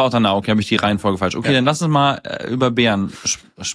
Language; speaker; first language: German; native; German